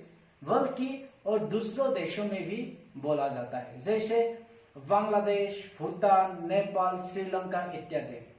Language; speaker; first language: Hindi; non-native, local second language; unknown